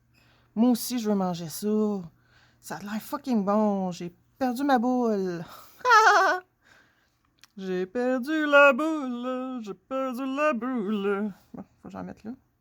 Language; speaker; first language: French; native; French